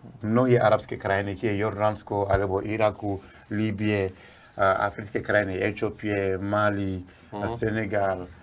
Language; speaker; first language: Slovak; non-native, fluent; Bambara